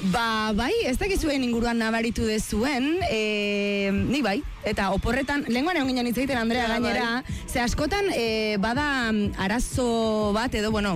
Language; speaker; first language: Basque; native; Basque